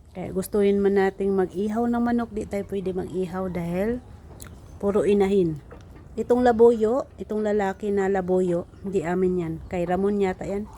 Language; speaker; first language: Filipino; non-native, local second language; Cebuano